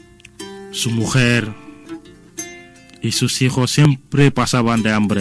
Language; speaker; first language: Spanish; non-native, fluent; Wolof